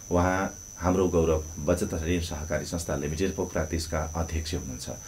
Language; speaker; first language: Nepali; native; Nepali